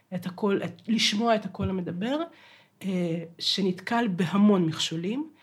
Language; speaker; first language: Hebrew; non-native, fluent; Russian